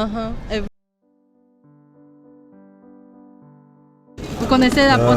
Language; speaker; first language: French; non-native, learner; Chinese